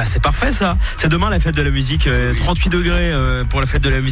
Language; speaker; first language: French; native; French